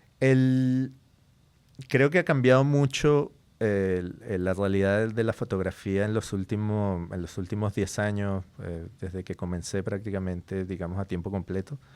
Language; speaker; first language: Spanish; native; Spanish